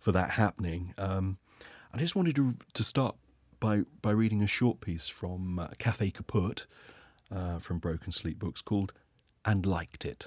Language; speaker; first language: English; native; English